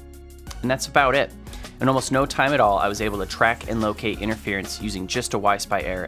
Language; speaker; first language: English; native; English